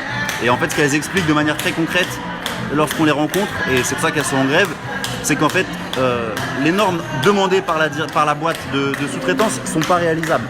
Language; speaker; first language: French; native; French